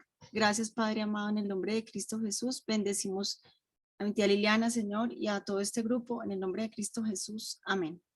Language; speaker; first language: Spanish; native; Spanish